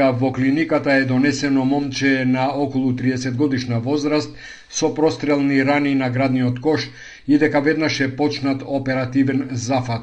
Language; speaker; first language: Macedonian; native; Macedonian